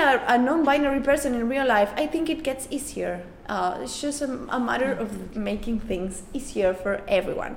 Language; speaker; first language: English; non-native, fluent; Spanish